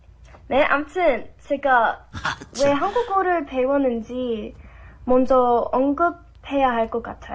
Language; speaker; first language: Korean; non-native, fluent; English